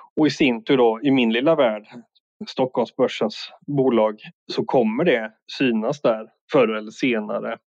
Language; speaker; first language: Swedish; native; Swedish